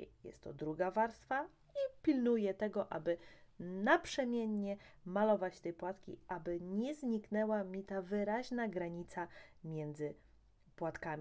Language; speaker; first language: Polish; native; Polish